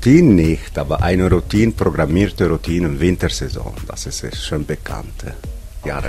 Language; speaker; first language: German; non-native, learner; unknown